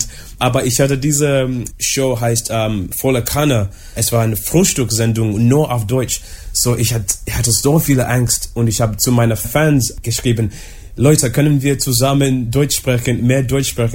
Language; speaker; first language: German; non-native, learner; English